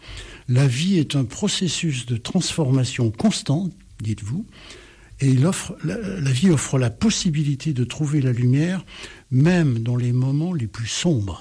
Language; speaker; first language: French; native; French